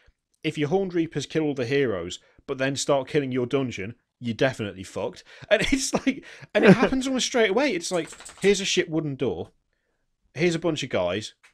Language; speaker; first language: English; native; English